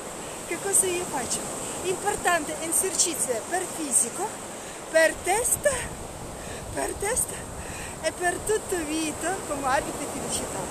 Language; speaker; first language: Italian; non-native, learner; Russian